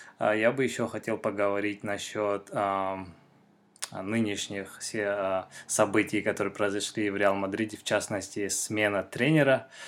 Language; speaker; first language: Russian; non-native, local second language; Kyrgyz